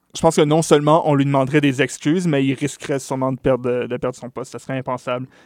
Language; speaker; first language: French; native; French